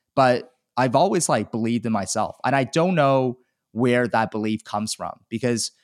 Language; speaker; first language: English; early bilingual, other home language; Chinese